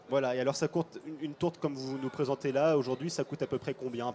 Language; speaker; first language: French; native; French